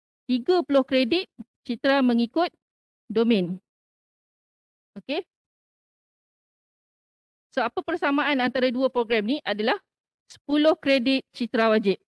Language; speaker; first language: Malay; native; Malay